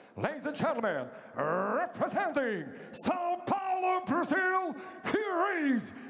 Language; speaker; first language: English; non-native, fluent; Russian